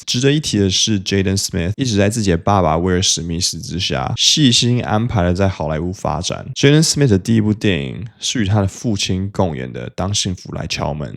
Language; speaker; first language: Chinese; native; Chinese